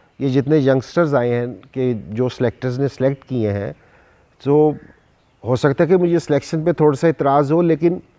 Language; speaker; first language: Urdu; non-native, local second language; Punjabi